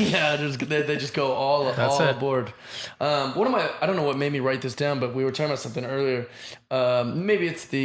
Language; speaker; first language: English; native; English